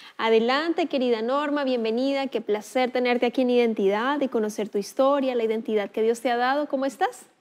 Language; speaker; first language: Spanish; native; Spanish